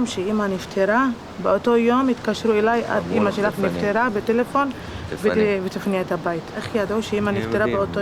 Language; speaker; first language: Hebrew; non-native, local second language; Arabic